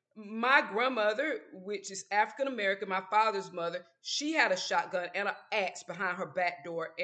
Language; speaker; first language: English; native; English